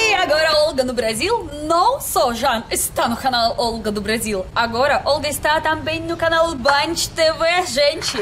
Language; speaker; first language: Portuguese; non-native, fluent; Russian